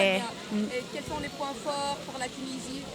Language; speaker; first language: French; non-native, local second language; Arabic